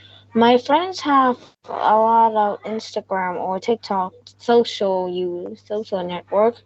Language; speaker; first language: English; non-native, learner; Vietnamese